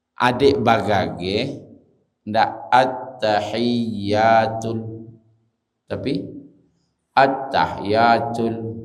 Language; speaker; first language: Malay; non-native, local second language; Minangkabau